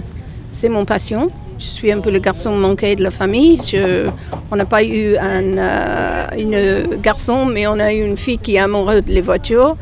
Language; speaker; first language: French; non-native, fluent; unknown